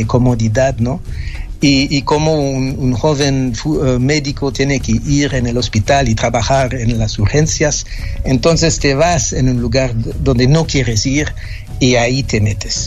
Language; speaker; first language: Spanish; non-native, fluent; French